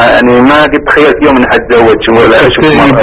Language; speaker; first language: Arabic; native; Arabic